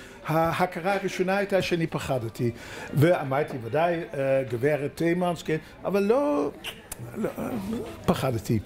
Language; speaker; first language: Hebrew; non-native, fluent; Dutch